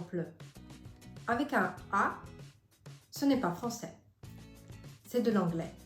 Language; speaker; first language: French; non-native, fluent; Italian